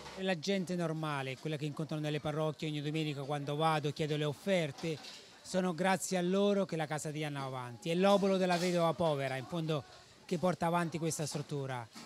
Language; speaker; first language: Italian; native; Italian